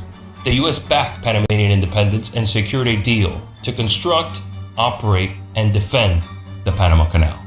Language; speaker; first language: English; native; English